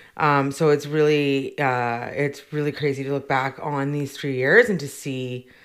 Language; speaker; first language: English; native; English